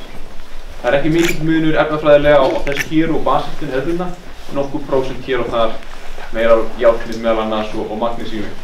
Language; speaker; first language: Icelandic; native; Icelandic